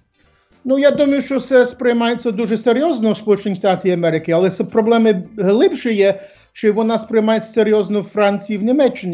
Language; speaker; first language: Ukrainian; early bilingual, heritage; English